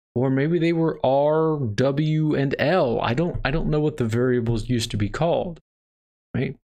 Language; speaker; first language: English; native; English